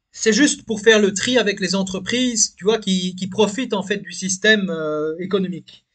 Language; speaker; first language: French; native; French